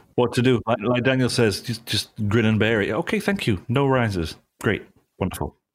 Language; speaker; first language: English; native; English